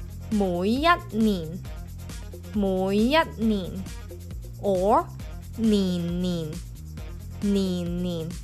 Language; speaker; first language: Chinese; early bilingual, heritage; Cantonese